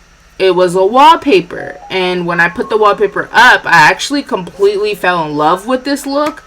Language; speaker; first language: English; native; English